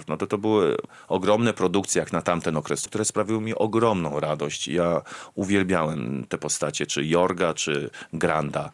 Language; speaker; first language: Polish; native; Polish